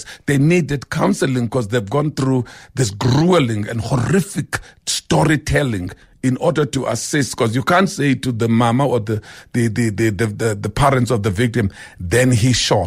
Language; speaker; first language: English; non-native, local second language; Xhosa